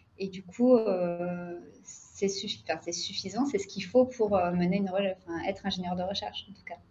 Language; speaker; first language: French; native; French